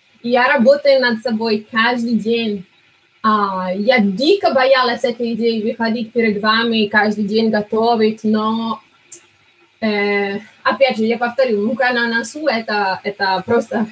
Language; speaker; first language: Russian; early bilingual, heritage; Italian